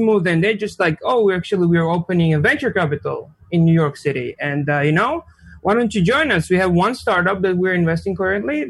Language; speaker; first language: English; non-native, fluent; Georgian